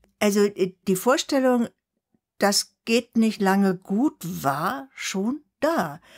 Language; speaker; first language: German; native; German